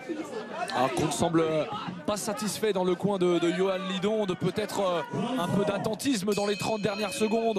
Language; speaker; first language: French; native; French